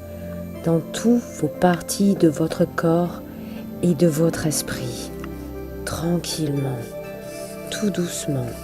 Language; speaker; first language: French; native; French